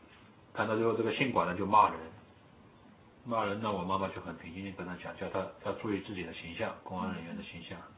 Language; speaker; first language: Chinese; native; Chinese